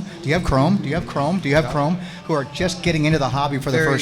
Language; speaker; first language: English; native; English